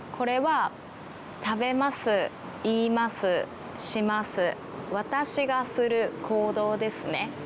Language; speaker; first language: Japanese; native; Japanese